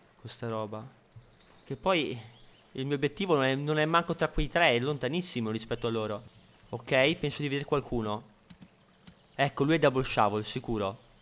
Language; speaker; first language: Italian; native; Italian